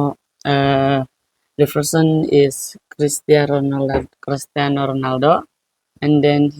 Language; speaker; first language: English; non-native, learner; Indonesian